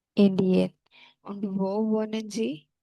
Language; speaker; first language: German; non-native, learner; Hindi